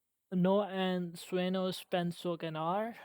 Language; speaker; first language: Spanish; non-native, learner; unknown